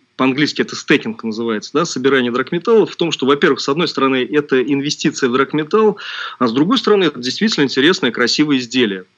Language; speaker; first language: Russian; native; Russian